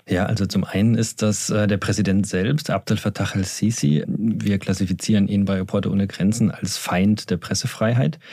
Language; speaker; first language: German; native; German